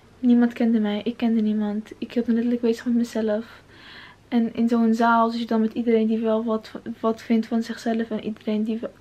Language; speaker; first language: Dutch; early bilingual, other home language; Arabic